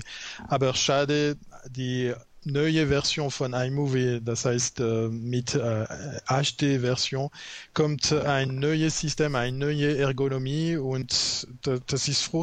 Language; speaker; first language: German; non-native, learner; French